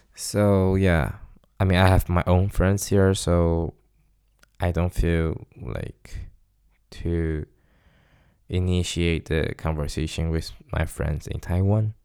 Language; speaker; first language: English; non-native, fluent; Chinese